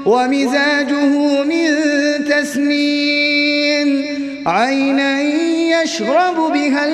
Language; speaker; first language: Arabic; native; Arabic